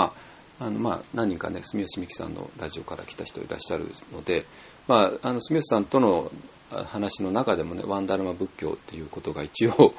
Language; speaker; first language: Japanese; native; Japanese